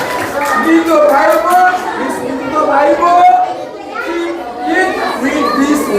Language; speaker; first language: English; non-native, learner; Korean